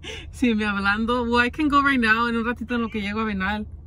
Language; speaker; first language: Spanish; early bilingual, heritage; Spanish